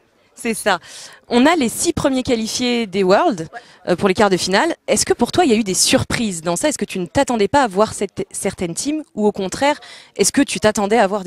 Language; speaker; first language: French; native; French